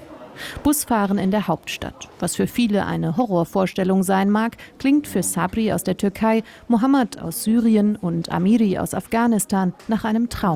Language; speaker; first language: German; native; German